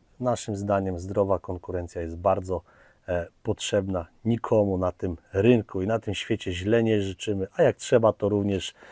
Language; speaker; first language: Polish; native; Polish